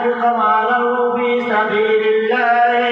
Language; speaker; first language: Arabic; non-native, fluent; Bangla